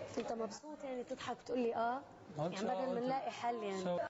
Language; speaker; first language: Arabic; native; Arabic